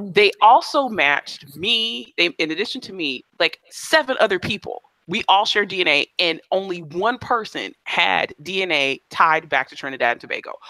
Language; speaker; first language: English; native; English